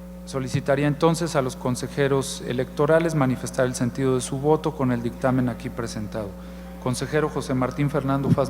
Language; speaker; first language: Spanish; native; Spanish